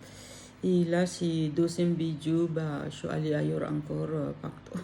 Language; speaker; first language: French; non-native, learner; Filipino